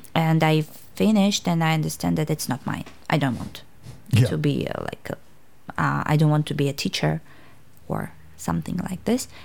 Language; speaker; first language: English; non-native, fluent; Uzbek